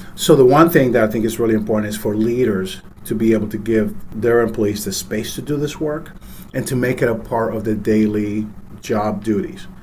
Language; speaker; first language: English; early bilingual, other home language; Spanish